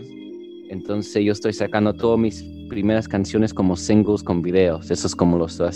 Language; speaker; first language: Spanish; early bilingual, heritage; English